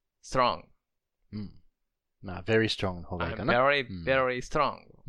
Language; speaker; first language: English; non-native, learner; Japanese